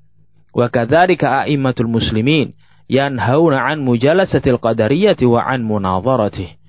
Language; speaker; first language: Arabic; non-native, fluent; Indonesian